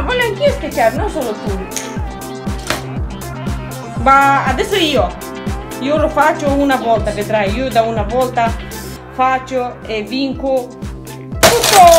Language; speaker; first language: Italian; non-native, fluent; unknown